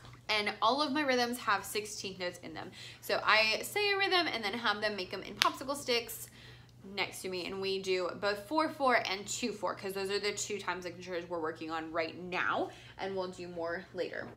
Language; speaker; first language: English; native; English